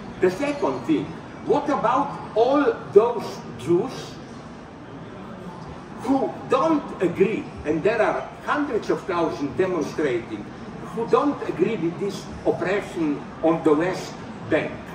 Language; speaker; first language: English; non-native, fluent; Slovenian